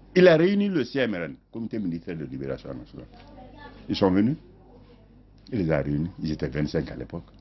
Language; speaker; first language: French; non-native, local second language; Mandingo